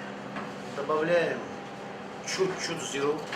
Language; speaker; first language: Russian; non-native, fluent; Tajik